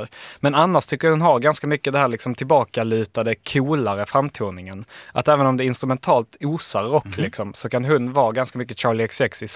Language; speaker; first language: Swedish; native; Swedish